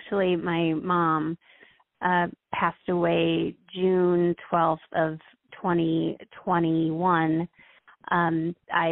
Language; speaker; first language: English; native; English